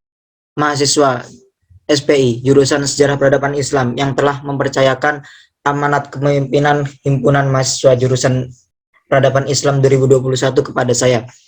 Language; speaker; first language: Malay; native; Malay